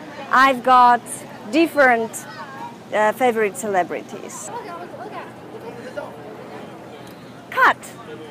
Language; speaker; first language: English; non-native, fluent; Russian